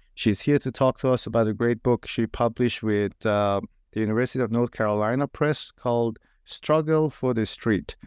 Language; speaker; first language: English; non-native, fluent; Persian